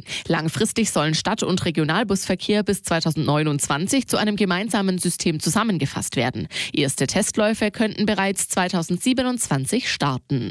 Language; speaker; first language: German; native; German